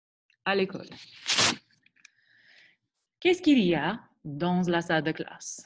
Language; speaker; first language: French; non-native, fluent; English